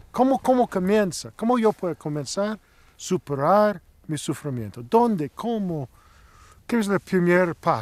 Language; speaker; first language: Spanish; non-native, learner; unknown